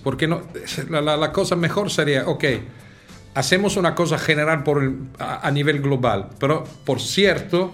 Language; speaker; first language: Spanish; non-native, fluent; Italian